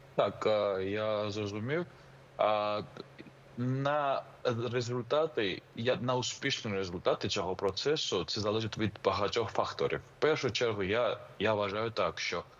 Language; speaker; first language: Ukrainian; non-native, fluent; Georgian